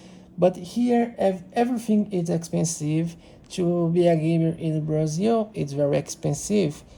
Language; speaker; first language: English; non-native, learner; Portuguese